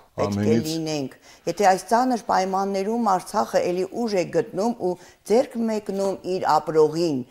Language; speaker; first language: Armenian; native; Armenian